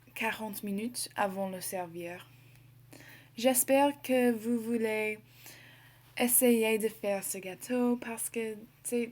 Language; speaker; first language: French; non-native, learner; English